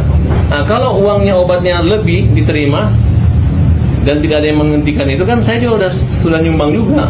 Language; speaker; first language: Indonesian; native; Indonesian